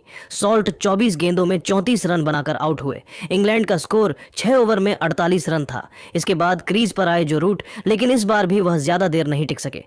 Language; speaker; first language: Hindi; native; Hindi